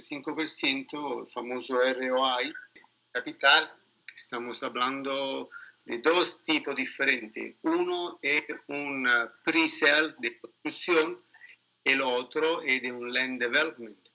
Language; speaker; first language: Spanish; non-native, learner; Italian